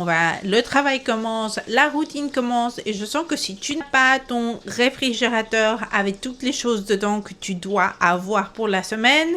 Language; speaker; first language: French; non-native, fluent; Spanish